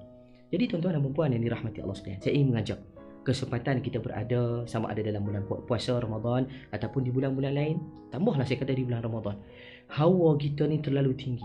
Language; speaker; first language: Malay; native; Malay